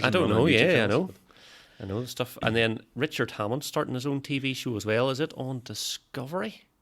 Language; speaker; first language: English; native; English